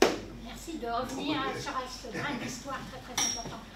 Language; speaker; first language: French; native; French